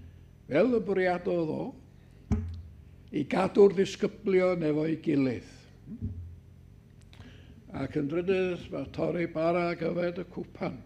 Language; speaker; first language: Welsh; native; Welsh